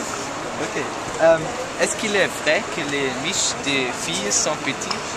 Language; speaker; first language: French; non-native, learner; German